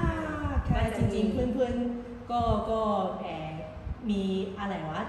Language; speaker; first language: Thai; non-native, learner; Cantonese